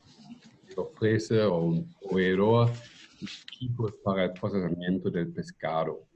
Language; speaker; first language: Spanish; non-native, fluent; German